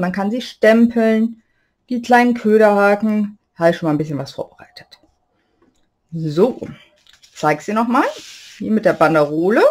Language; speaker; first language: German; native; German